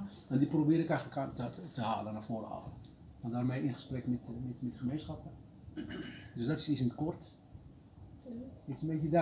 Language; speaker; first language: Dutch; early bilingual, other home language; Arabic